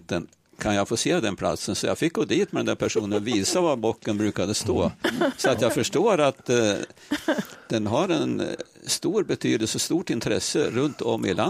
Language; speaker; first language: Swedish; native; Swedish